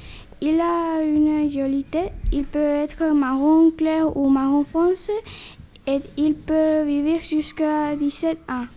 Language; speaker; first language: French; non-native, learner; Spanish